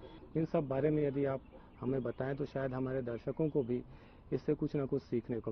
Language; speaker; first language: Hindi; native; Hindi